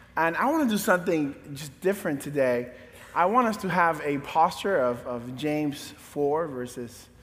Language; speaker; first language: English; native; English